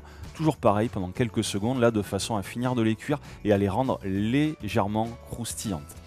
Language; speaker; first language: French; native; French